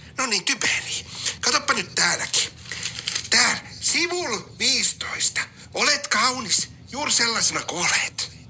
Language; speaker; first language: Finnish; native; Finnish